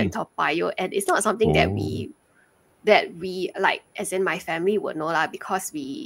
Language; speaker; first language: English; early bilingual, other home language; Chinese